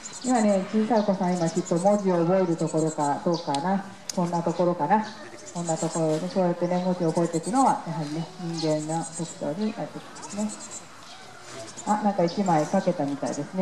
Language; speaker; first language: Japanese; native; Japanese